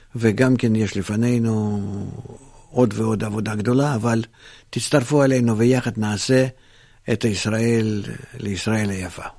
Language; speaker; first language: Hebrew; non-native, fluent; Russian